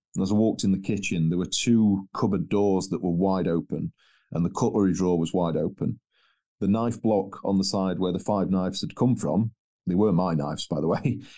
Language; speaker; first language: English; native; English